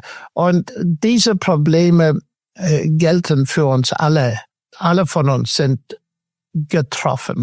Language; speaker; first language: German; non-native, fluent; English